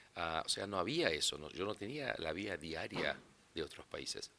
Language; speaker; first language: Spanish; non-native, fluent; Portuguese